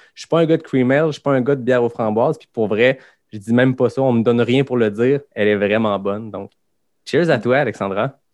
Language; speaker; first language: French; native; French